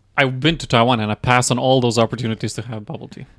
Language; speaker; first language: English; non-native, fluent; Croatian